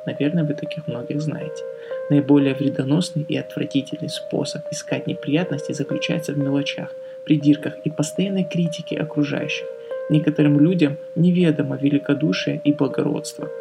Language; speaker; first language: Russian; native; Russian